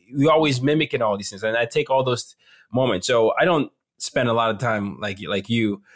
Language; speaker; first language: English; non-native, local second language; Yoruba